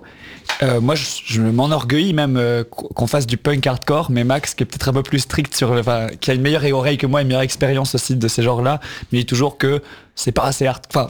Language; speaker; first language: French; native; French